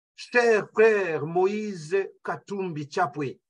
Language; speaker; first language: French; non-native, local second language; Kinyarwanda